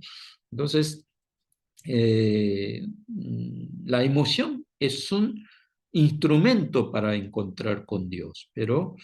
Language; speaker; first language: Spanish; non-native, fluent; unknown